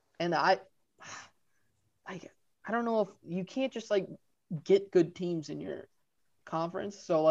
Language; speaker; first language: English; native; English